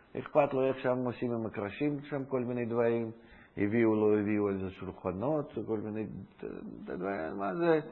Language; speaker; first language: Hebrew; non-native, fluent; Russian